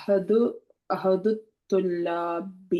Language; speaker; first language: Arabic; non-native, learner; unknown